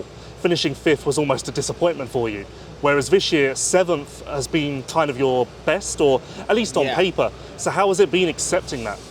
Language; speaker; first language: English; native; English